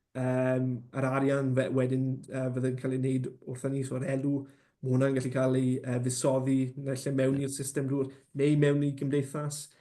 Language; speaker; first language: Welsh; non-native, local second language; English